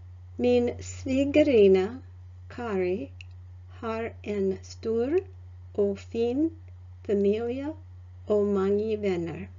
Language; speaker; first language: Swedish; non-native, learner; English